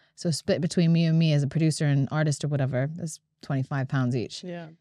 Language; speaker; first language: English; non-native, fluent; Latvian